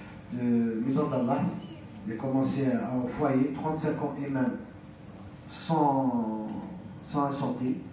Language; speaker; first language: French; non-native, local second language; Arabic